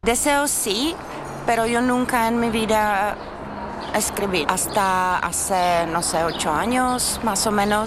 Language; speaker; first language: Spanish; non-native, fluent; Czech